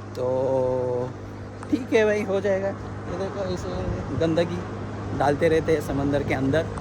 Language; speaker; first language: Hindi; non-native, local second language; Marathi